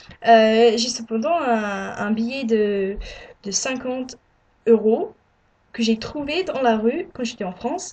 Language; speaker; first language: French; non-native, learner; English